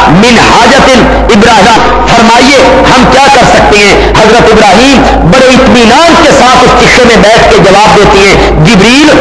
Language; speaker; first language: Urdu; non-native, local second language; Punjabi